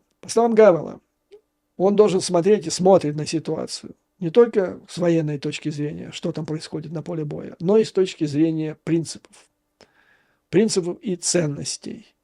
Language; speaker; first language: Russian; native; Russian